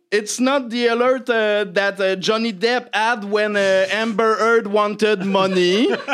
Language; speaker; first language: English; non-native, fluent; French